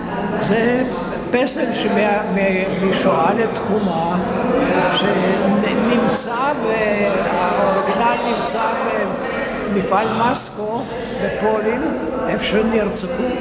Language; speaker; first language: Hebrew; non-native, fluent; Yiddish